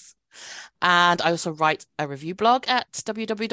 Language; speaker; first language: English; non-native, local second language; Cantonese